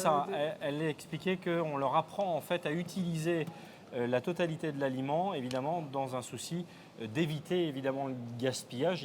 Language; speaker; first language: French; native; French